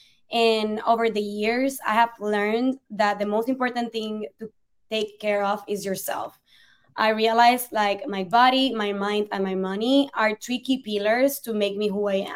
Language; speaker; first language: English; non-native, fluent; Spanish